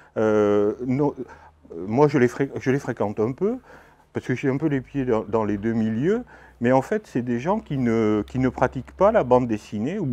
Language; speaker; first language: French; native; French